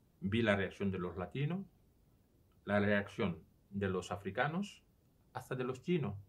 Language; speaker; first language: Spanish; non-native, fluent; Serer